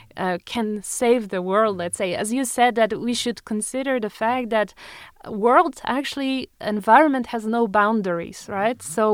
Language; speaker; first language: English; non-native, fluent; Polish